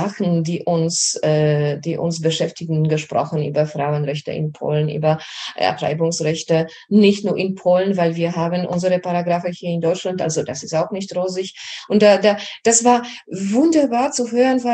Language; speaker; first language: German; non-native, fluent; Polish